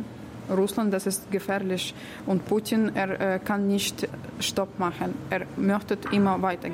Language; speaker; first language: German; non-native, learner; Ukrainian